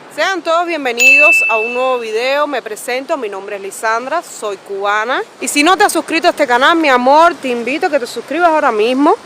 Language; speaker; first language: Spanish; native; Spanish